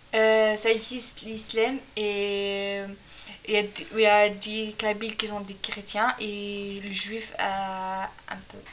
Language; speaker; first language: French; non-native, local second language; Arabic